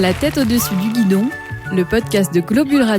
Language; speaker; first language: French; native; French